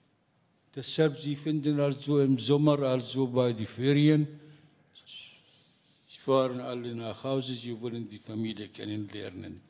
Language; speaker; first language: German; non-native, fluent; Arabic